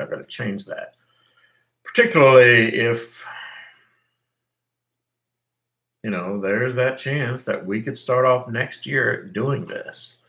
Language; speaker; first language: English; native; English